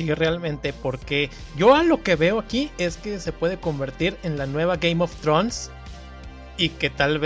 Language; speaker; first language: Spanish; native; Spanish